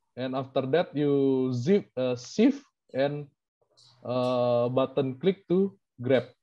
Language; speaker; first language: English; non-native, learner; Indonesian